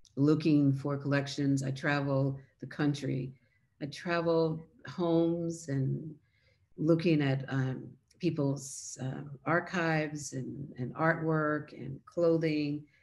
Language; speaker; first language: English; native; English